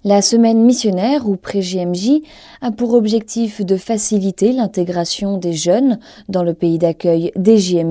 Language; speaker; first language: French; native; French